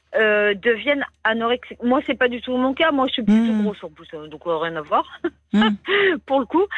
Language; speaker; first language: French; native; French